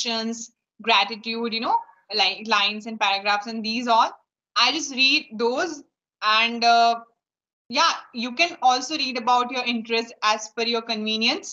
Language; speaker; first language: English; non-native, local second language; Hindi